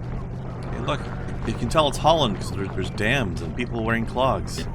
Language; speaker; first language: English; native; English